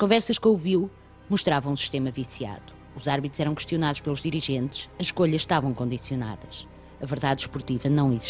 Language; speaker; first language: Portuguese; native; Portuguese